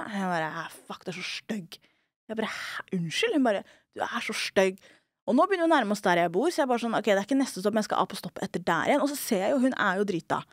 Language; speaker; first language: Norwegian; early bilingual, other home language; Somali